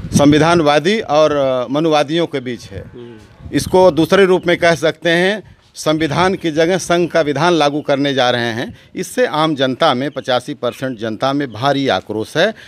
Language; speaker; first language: Hindi; native; Hindi